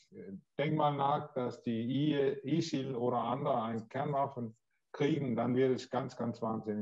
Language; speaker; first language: German; non-native, learner; Danish